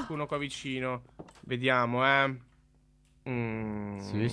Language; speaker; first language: Italian; native; Italian